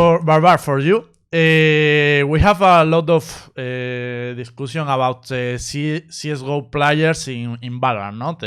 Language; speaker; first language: English; non-native, learner; Spanish